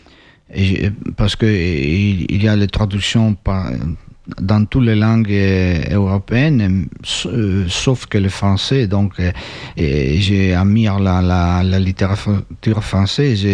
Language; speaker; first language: French; non-native, learner; Italian